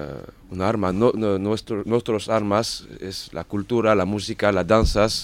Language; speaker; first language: Spanish; non-native, learner; French